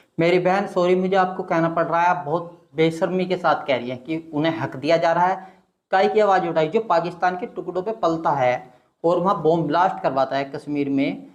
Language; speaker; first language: Hindi; native; Hindi